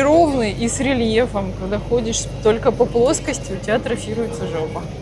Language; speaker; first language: Russian; native; Russian